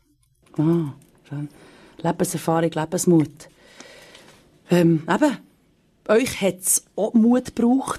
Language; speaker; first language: German; native; German